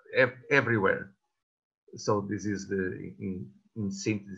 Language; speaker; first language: English; non-native, fluent; Portuguese